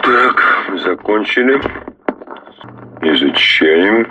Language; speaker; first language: Russian; native; Russian